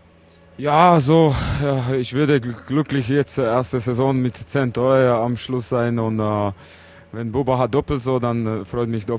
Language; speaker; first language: German; non-native, fluent; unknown